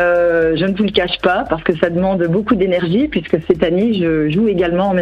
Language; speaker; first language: French; native; French